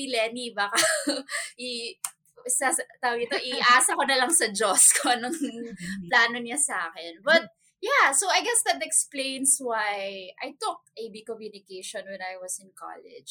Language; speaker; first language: English; non-native, local second language; Cebuano